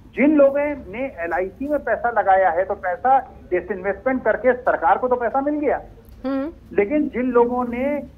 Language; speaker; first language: Hindi; native; Hindi